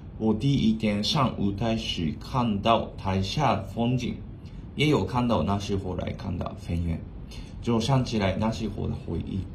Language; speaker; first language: Chinese; non-native, fluent; Japanese